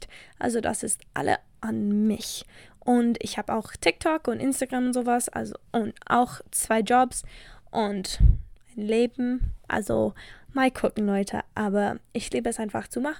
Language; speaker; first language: German; non-native, learner; English